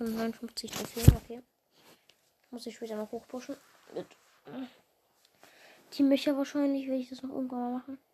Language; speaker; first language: German; native; German